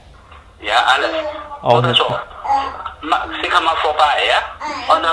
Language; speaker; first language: German; non-native, learner; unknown